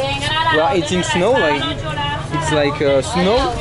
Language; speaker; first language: English; non-native, learner; French